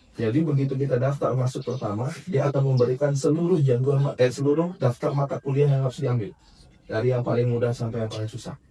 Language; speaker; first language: Indonesian; native; Indonesian